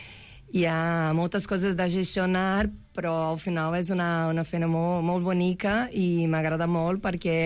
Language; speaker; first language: Catalan; non-native, local second language; Spanish